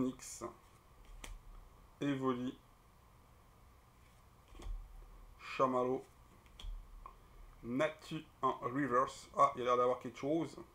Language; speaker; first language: French; native; French